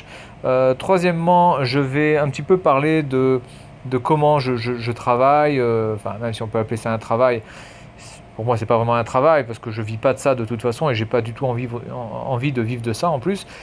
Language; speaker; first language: French; native; French